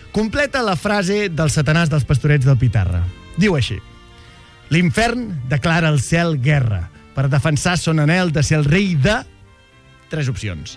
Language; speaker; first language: Catalan; native; Catalan